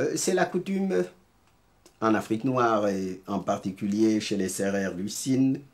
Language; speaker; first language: French; non-native, local second language; Serer